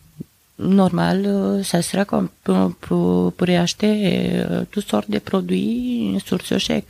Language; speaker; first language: French; non-native, fluent; Romanian